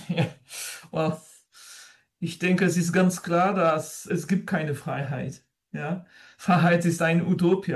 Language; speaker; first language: German; non-native, fluent; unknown